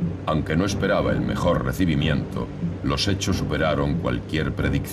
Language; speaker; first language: Spanish; native; Spanish